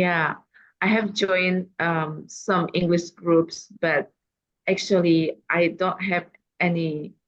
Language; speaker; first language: English; non-native, learner; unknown